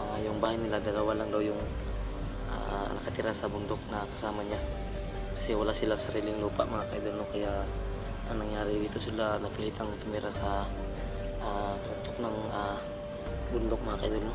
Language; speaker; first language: Filipino; non-native, local second language; Cebuano